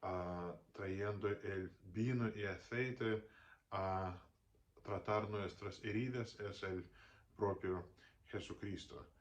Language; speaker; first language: Spanish; non-native, fluent; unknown